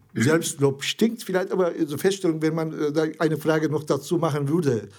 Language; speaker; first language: German; non-native, learner; Turkish